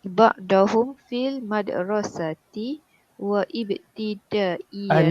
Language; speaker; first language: Arabic; non-native, learner; Malay